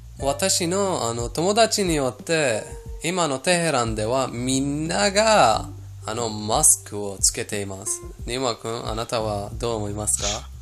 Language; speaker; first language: Japanese; non-native, fluent; Persian